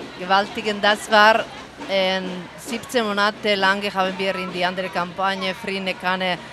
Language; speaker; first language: German; non-native, fluent; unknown